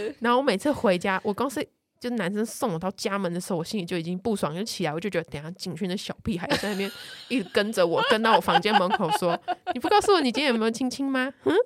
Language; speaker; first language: Chinese; native; Chinese